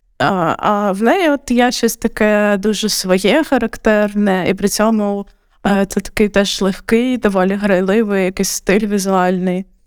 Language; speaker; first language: Ukrainian; non-native, local second language; Russian